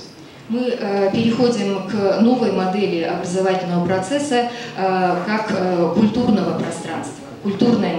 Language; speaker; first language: Russian; native; Russian